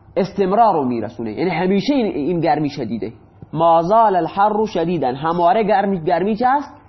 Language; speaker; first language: Persian; non-native, local second language; Baluchi